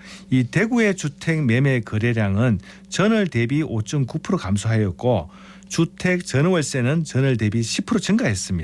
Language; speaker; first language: Korean; native; Korean